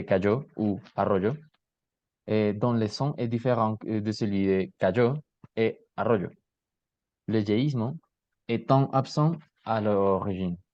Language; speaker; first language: French; non-native, learner; Spanish